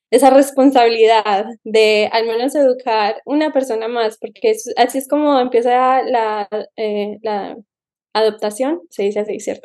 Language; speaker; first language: Spanish; early bilingual, heritage; Spanish